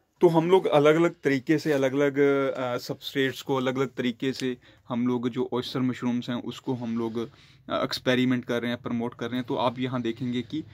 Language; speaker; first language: Hindi; non-native, local second language; Punjabi